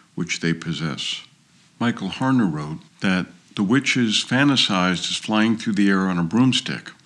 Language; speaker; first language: English; native; English